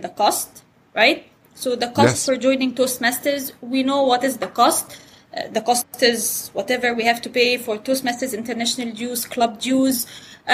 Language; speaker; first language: English; non-native, fluent; Arabic